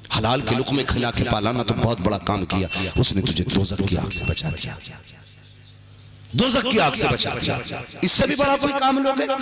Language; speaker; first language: Hindi; native; Hindi